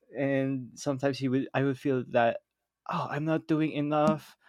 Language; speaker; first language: English; non-native, local second language; Filipino